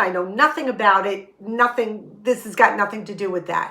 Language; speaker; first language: English; native; English